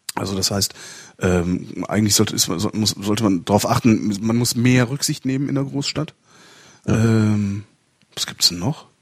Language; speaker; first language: German; native; German